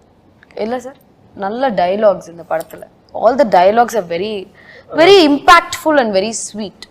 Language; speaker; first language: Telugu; non-native, fluent; Tamil